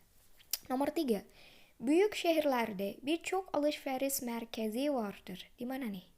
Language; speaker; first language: Turkish; non-native, fluent; Indonesian